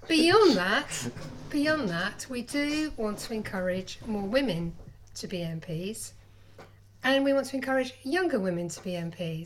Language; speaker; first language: English; native; English